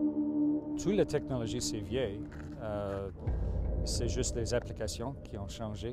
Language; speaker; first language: French; non-native, local second language; English